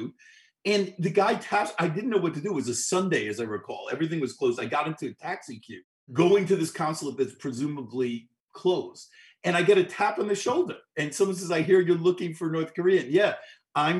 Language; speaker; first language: English; native; English